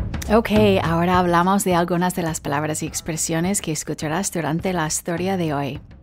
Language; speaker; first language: Spanish; native; Spanish